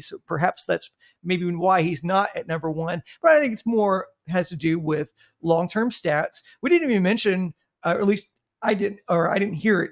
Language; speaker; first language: English; native; English